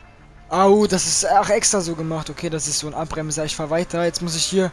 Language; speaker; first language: German; native; German